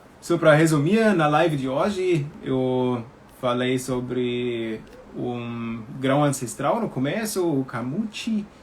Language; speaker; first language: Portuguese; non-native, fluent; German